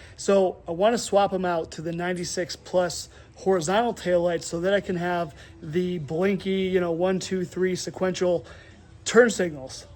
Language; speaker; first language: English; native; English